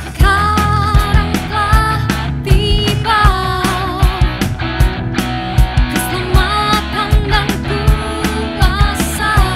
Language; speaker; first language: Indonesian; native; Indonesian